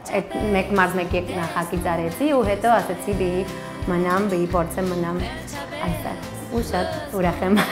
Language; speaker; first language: Armenian; early bilingual, heritage; Armenian